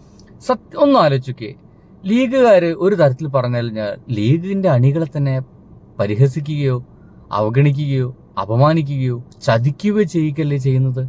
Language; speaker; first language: Malayalam; native; Malayalam